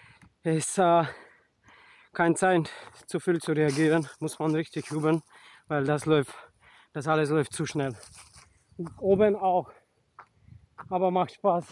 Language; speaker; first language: German; non-native, fluent; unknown